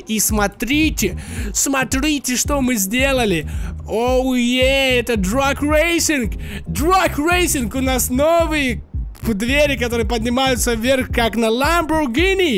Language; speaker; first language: Russian; native; Russian